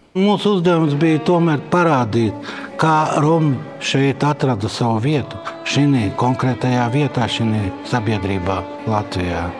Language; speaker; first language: Latvian; non-native, local second language; Romany